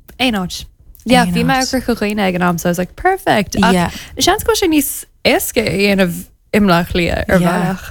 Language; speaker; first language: Irish; non-native, local second language; English